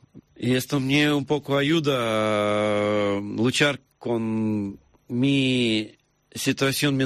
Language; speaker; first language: Spanish; non-native, learner; Russian